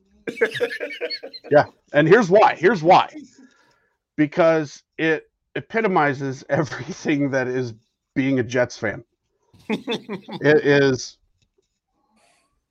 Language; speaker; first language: English; native; English